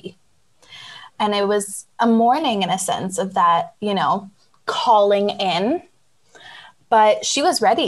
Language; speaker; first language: English; native; English